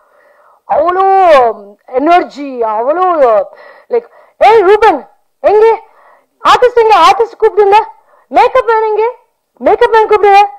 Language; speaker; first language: Tamil; non-native, learner; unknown